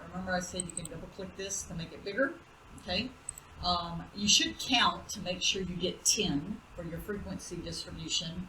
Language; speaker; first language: English; native; English